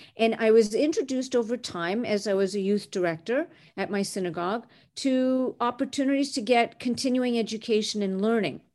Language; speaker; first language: English; non-native, fluent; French